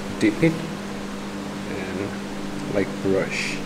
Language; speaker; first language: English; non-native, learner; Korean